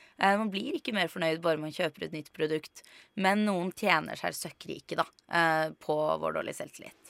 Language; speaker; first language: Norwegian; native; Norwegian